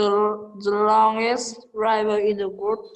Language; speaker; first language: English; non-native, learner; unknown